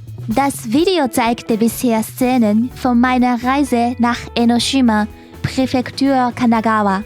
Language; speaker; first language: German; non-native, fluent; Japanese